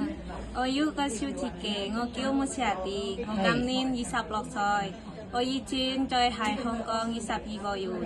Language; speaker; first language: Cantonese; non-native, learner; Indonesian